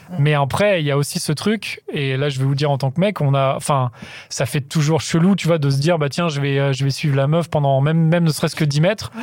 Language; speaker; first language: French; native; French